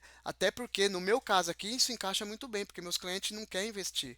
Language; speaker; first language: Portuguese; native; Portuguese